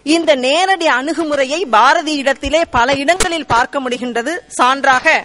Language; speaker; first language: Tamil; native; Tamil